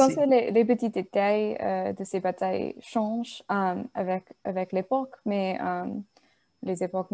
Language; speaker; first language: French; non-native, learner; English